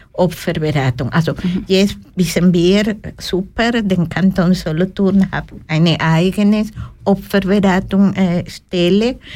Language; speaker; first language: German; non-native, learner; Spanish